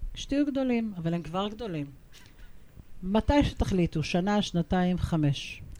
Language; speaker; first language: Hebrew; native; Hebrew